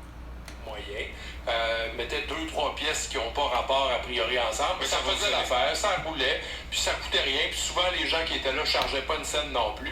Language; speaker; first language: French; native; French